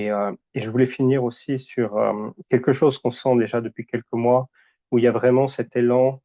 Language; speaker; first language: French; native; French